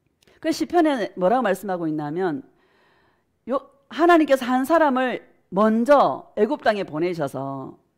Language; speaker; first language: Korean; native; Korean